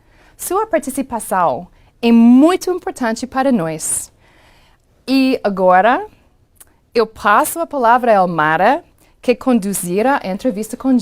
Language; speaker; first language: Portuguese; non-native, fluent; English